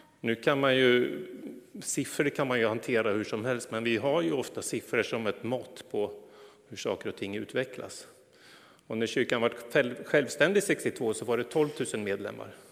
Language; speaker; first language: Swedish; native; Swedish